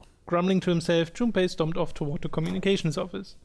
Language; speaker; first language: English; non-native, fluent; German